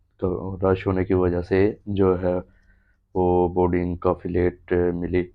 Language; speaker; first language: Urdu; non-native, local second language; Punjabi